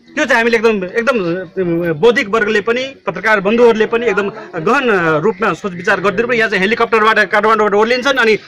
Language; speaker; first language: Nepali; non-native, local second language; Maithili